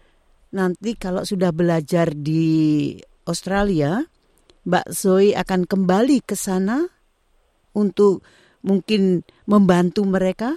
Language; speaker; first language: Indonesian; native; Indonesian